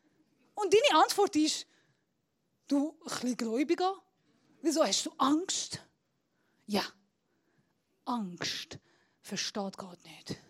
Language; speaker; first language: German; non-native, fluent; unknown